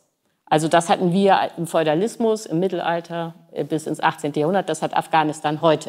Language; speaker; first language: German; native; German